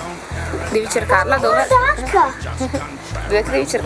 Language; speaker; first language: Italian; native; Italian